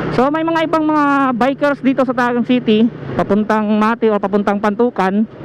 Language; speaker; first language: Filipino; non-native, local second language; Cebuano